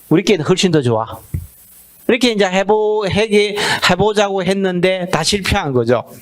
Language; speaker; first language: Korean; native; Korean